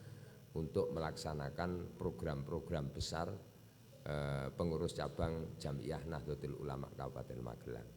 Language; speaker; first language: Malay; non-native, local second language; Javanese